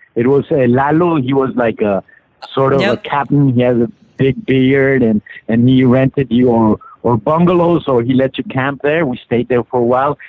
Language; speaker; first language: English; non-native, fluent; Spanish